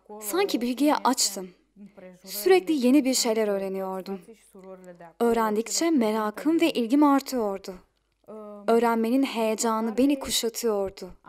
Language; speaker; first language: Turkish; non-native, fluent; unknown